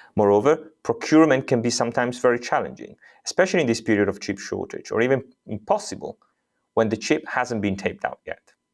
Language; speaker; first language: English; non-native, fluent; Italian